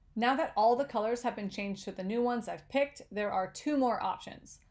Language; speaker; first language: English; native; English